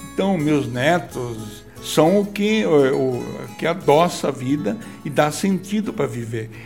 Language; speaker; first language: Portuguese; non-native, local second language; Italian